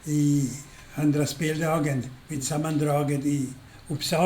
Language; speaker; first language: Swedish; non-native, fluent; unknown